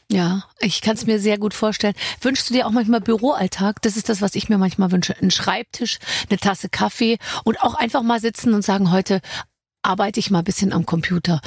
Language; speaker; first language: German; native; German